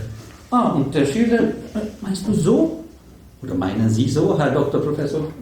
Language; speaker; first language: German; non-native, learner; Swedish